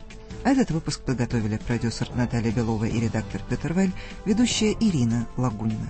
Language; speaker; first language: Russian; native; Russian